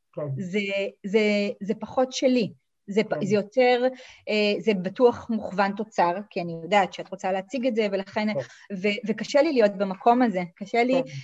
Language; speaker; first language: Hebrew; native; Hebrew